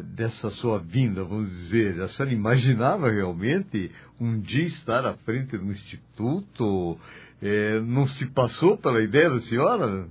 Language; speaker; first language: Portuguese; native; Portuguese